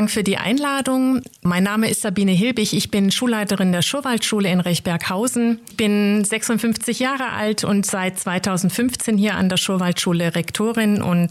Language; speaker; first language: German; native; German